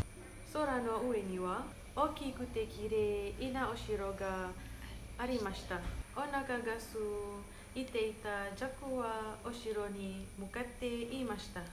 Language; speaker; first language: Japanese; non-native, learner; Indonesian